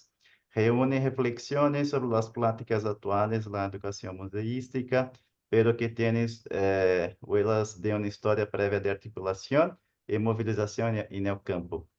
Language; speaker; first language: Spanish; non-native, fluent; Portuguese